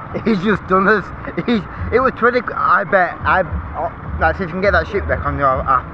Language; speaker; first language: English; native; English